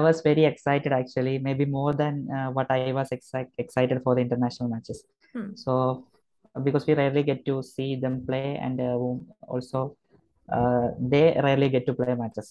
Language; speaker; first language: English; non-native, local second language; Malayalam